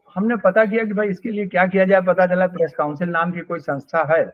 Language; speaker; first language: Hindi; native; Hindi